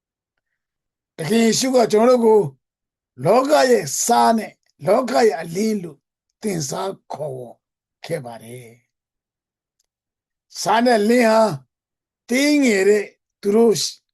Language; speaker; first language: Burmese; non-native, local second language; Hakha Chin